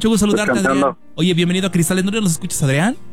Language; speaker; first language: Spanish; native; Spanish